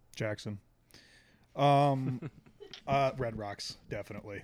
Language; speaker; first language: English; native; English